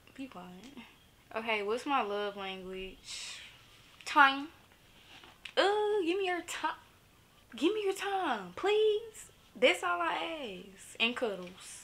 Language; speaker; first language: English; native; English